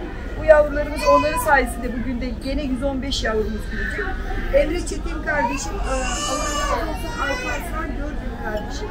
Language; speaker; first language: Turkish; native; Turkish